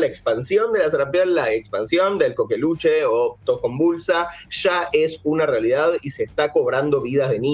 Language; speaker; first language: Spanish; native; Spanish